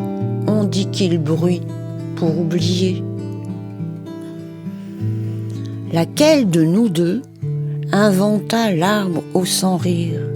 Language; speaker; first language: French; native; French